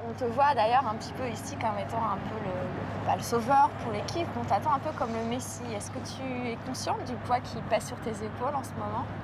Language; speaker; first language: French; native; French